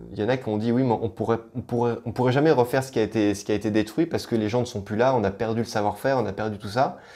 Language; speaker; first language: French; native; French